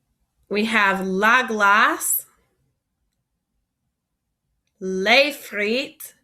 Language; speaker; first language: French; non-native, fluent; English